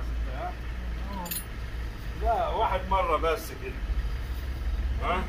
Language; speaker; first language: Arabic; non-native, local second language; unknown